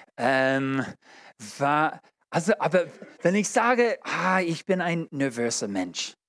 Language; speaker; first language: German; non-native, learner; English